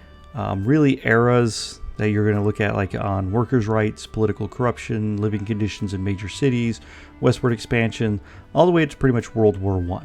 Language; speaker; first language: English; native; English